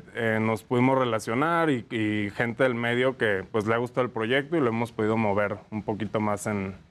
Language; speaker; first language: Spanish; native; Spanish